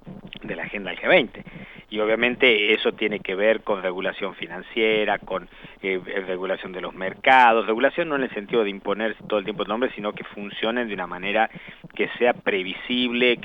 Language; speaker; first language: Spanish; native; Spanish